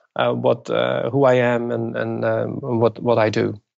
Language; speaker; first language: English; non-native, fluent; Dutch